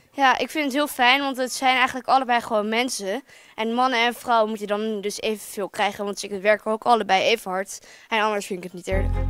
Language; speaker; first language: Dutch; native; Dutch